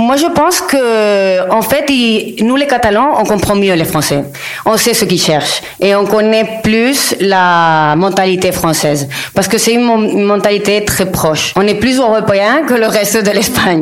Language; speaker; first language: French; non-native, local second language; Spanish